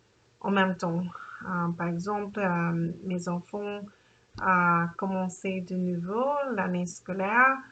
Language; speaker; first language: French; non-native, learner; English